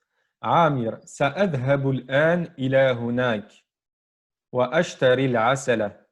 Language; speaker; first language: Arabic; non-native, fluent; French